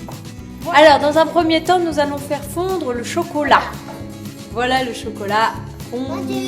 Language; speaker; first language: French; native; French